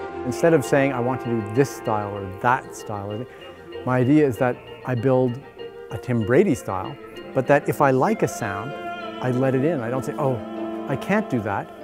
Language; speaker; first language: English; native; English